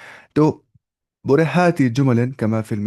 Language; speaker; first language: Arabic; non-native, fluent; Urdu